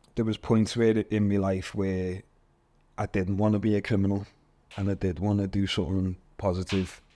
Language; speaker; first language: English; native; English